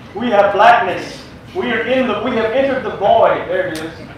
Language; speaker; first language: English; native; English